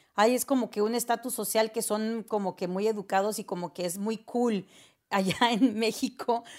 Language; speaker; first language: Spanish; early bilingual, heritage; Spanish